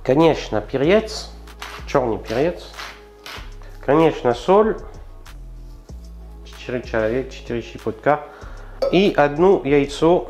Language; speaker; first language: Russian; non-native, learner; French